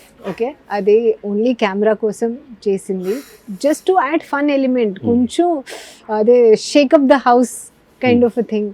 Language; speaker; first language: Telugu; non-native, learner; Hindi